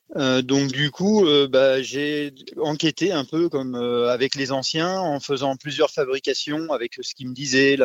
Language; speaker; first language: French; native; French